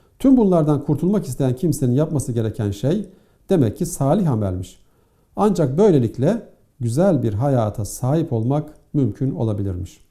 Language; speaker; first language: Turkish; native; Turkish